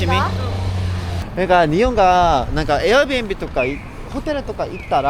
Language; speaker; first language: Japanese; non-native, learner; Korean